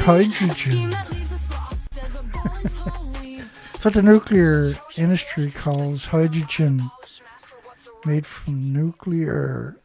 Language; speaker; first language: English; native; English